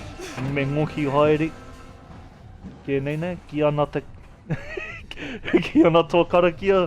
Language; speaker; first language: Māori; non-native, learner; English